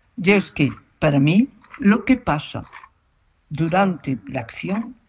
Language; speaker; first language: Spanish; native; Spanish